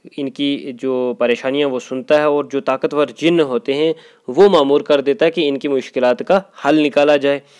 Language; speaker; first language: Urdu; non-native, local second language; Kashmiri